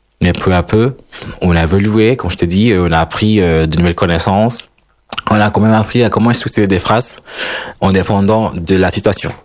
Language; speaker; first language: French; non-native, fluent; Spanish